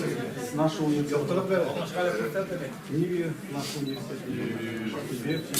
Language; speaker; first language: Russian; non-native, local second language; Kazakh